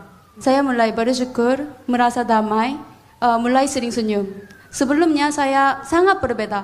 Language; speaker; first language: Indonesian; non-native, fluent; Korean